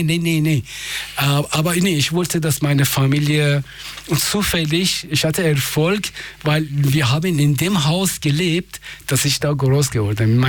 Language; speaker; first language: German; non-native, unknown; Persian